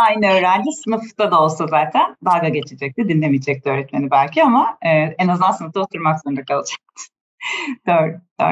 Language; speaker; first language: Turkish; native; Turkish